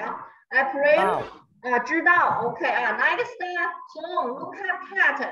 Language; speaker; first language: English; non-native, learner; Chinese